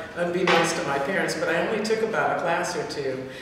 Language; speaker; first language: English; native; English